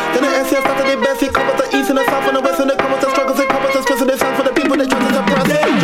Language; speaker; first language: English; non-native, fluent; Portuguese